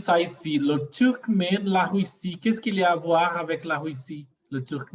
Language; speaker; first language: French; non-native, fluent; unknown